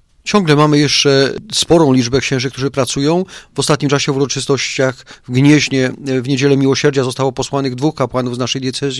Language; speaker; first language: Polish; native; Polish